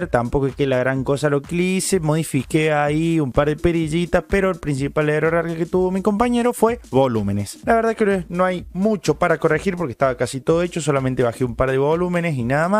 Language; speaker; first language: Spanish; native; Spanish